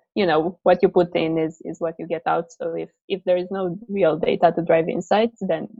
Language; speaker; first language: English; non-native, fluent; Romanian